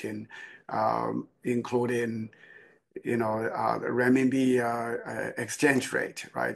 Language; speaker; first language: English; non-native, fluent; Chinese